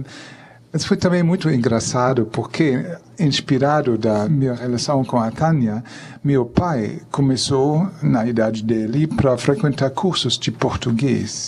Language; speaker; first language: Portuguese; non-native, fluent; German